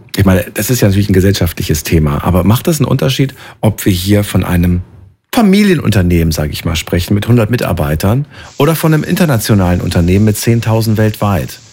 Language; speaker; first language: German; native; German